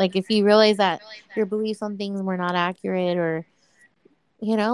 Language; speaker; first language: English; native; English